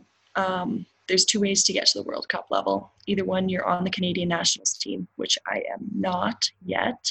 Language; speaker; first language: English; native; English